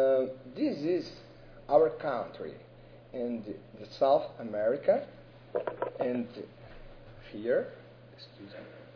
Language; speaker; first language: English; non-native, learner; Portuguese